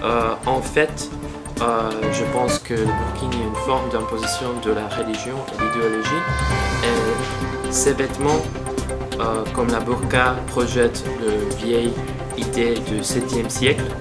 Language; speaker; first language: French; non-native, learner; English